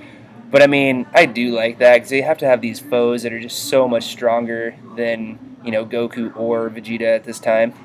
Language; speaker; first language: English; native; English